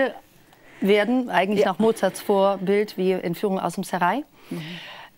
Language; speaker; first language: German; native; German